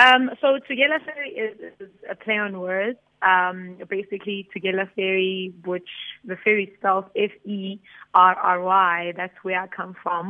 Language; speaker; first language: English; non-native, local second language; Zulu